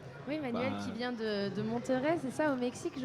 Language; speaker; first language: French; native; French